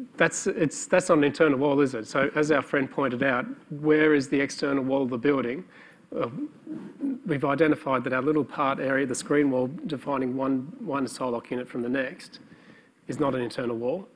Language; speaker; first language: English; native; English